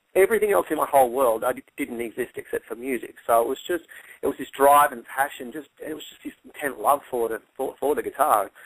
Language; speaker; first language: English; native; English